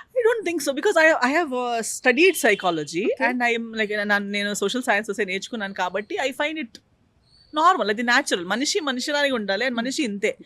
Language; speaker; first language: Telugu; non-native, fluent; Konkani